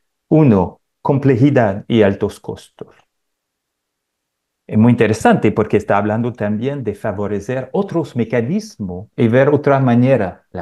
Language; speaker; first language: Spanish; non-native, fluent; French